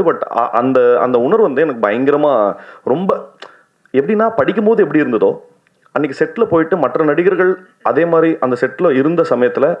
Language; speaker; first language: Tamil; native; Tamil